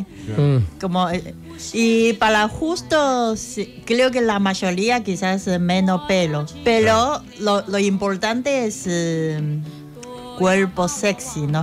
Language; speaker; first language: Spanish; non-native, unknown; Chinese